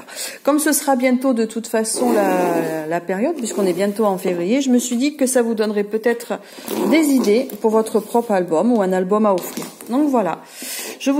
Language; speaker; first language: French; native; French